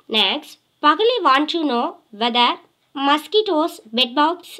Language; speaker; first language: English; non-native, local second language; Tamil